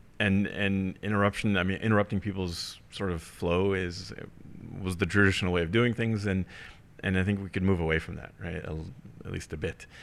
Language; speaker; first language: English; early bilingual, heritage; German